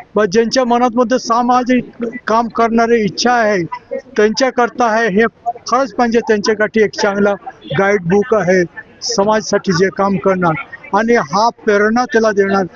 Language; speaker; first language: Marathi; non-native, local second language; Bangla